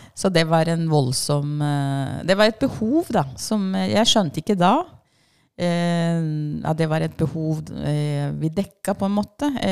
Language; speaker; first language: Norwegian; non-native, fluent; Spanish